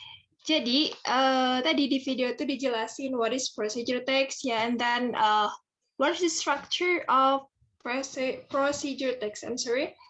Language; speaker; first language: English; non-native, fluent; Indonesian